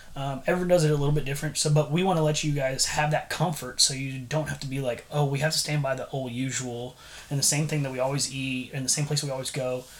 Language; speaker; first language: English; native; English